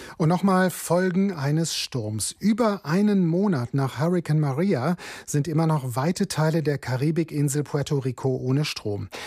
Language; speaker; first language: German; native; German